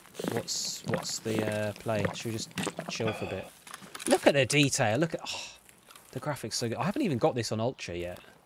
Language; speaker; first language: English; native; English